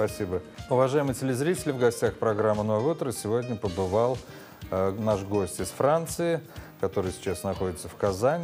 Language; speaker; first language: Russian; native; Russian